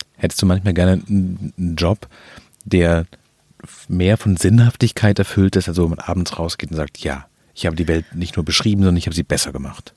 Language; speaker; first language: German; native; German